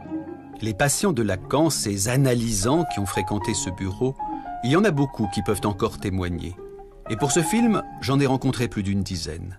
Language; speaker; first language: French; native; French